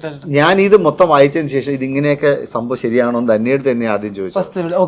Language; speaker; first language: Malayalam; native; Malayalam